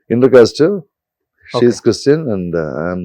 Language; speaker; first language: Telugu; non-native, learner; Malayalam